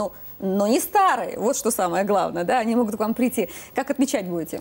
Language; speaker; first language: Russian; native; Russian